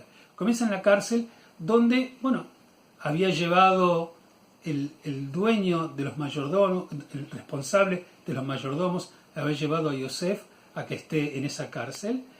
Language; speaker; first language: Spanish; native; Spanish